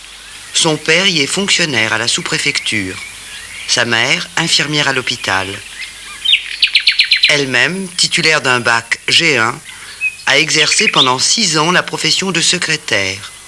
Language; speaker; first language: French; native; French